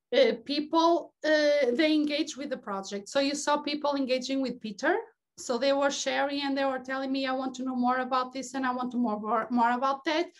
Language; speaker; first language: English; non-native, fluent; Portuguese